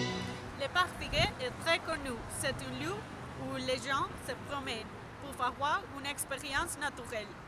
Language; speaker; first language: French; non-native, learner; Spanish